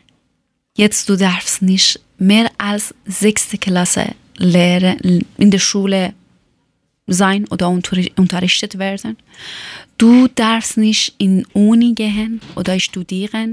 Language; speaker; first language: German; non-native, learner; Persian